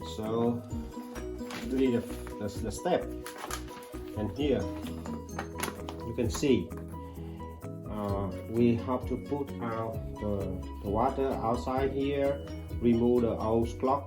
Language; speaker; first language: English; non-native, learner; Vietnamese